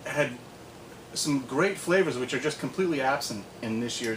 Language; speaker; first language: English; native; English